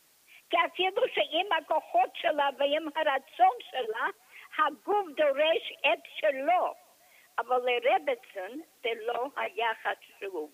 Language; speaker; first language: Hebrew; non-native, fluent; English